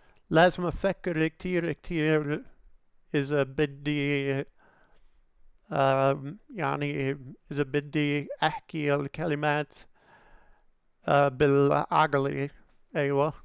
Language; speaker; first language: Arabic; non-native, learner; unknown